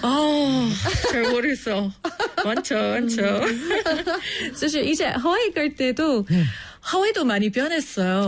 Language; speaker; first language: Korean; non-native, fluent; English